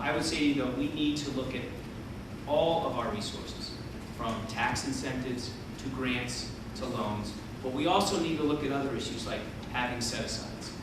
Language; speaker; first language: English; native; English